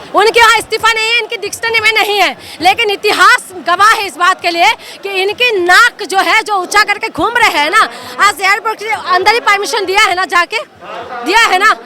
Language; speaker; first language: Hindi; non-native, local second language; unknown